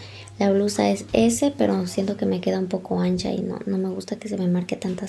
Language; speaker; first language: Spanish; native; Spanish